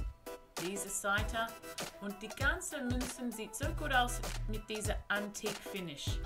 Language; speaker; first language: German; non-native, learner; English